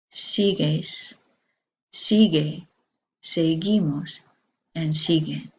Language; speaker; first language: Spanish; non-native, fluent; English